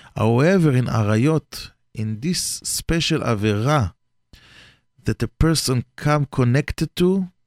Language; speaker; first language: English; non-native, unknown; Hebrew